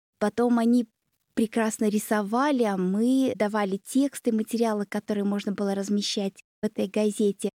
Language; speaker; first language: Russian; native; Russian